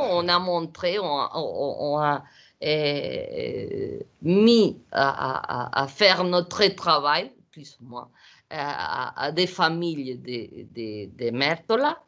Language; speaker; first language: French; non-native, learner; Portuguese